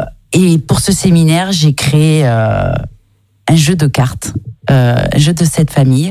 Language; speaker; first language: French; native; French